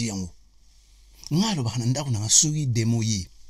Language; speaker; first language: French; non-native, local second language; Lingala